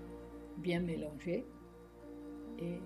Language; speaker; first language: French; non-native, fluent; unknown